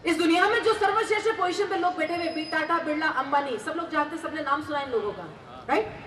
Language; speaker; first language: Hindi; non-native, local second language; Marathi